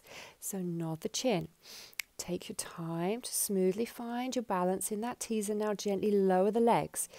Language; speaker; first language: English; native; English